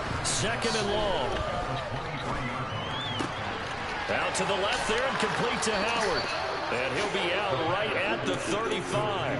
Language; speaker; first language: English; native; English